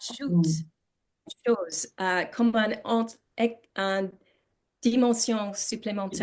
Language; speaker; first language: French; non-native, learner; English